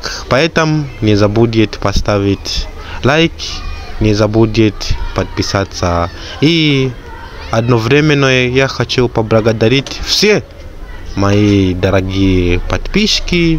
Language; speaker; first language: Russian; non-native, learner; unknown